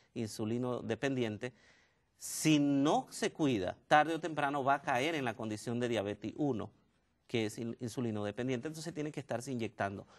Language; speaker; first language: Spanish; native; Spanish